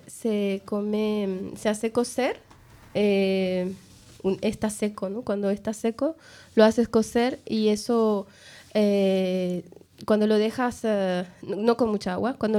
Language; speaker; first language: Spanish; native; Spanish